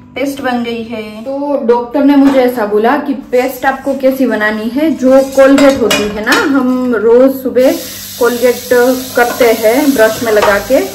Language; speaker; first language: Hindi; non-native, local second language; Gujarati